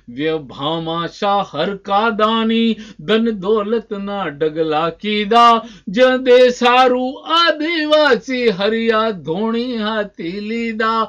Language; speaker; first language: Hindi; non-native, local second language; Rajasthani